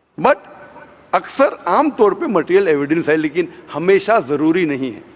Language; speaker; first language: Hindi; non-native, local second language; Konkani